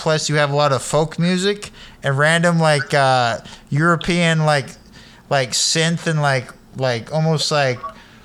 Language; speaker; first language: English; native; English